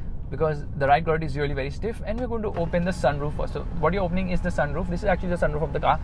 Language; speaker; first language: English; non-native, local second language; Hindi